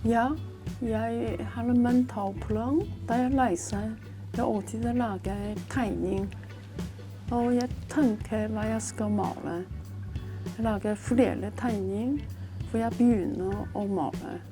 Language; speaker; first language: Norwegian; non-native, learner; Chinese